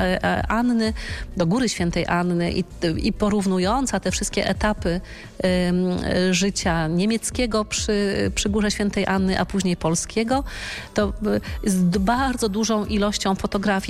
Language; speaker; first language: Polish; native; Polish